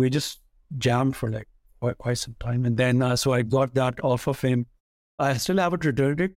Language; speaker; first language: English; non-native, local second language; Punjabi